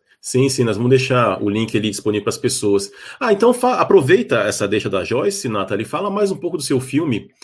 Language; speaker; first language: Portuguese; native; Portuguese